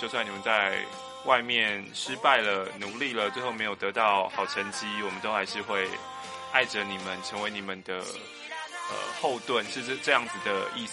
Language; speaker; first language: Chinese; native; Chinese